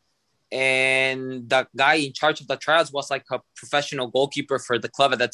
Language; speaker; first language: English; non-native, fluent; Spanish